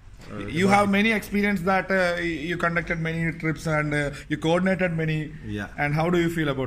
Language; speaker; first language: Malayalam; native; Malayalam